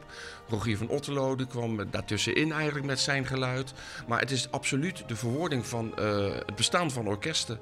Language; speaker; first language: Dutch; native; Dutch